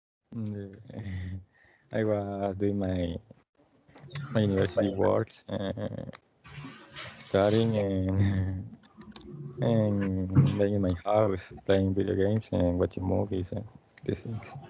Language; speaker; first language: English; non-native, learner; Spanish